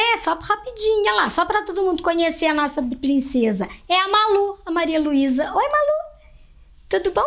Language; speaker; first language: Portuguese; native; Portuguese